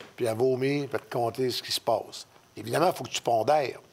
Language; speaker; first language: French; native; French